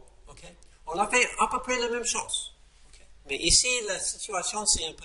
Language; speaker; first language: French; non-native, fluent; English